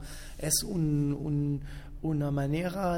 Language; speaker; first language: Spanish; non-native, fluent; German